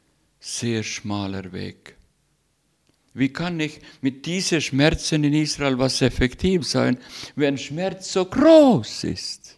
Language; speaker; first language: German; non-native, learner; Russian